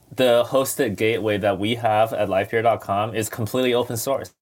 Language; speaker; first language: English; non-native, fluent; Chinese